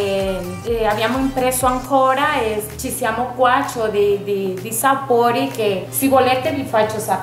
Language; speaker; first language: Italian; non-native, fluent; Spanish